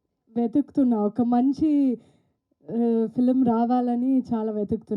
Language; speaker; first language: Telugu; non-native, fluent; Malayalam